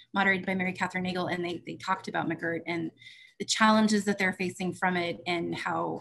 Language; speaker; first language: English; native; English